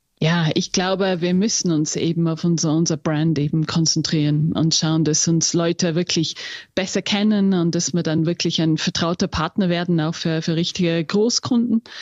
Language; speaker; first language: German; non-native, fluent; English